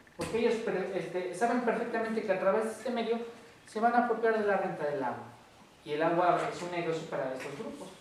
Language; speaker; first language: Spanish; native; Spanish